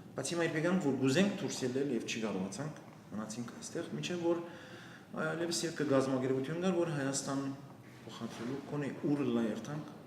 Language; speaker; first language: Armenian; early bilingual, heritage; Armenian